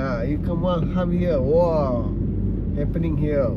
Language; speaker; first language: English; non-native, learner; Malay